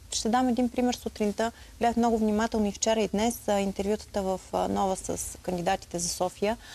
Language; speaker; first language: Bulgarian; native; Bulgarian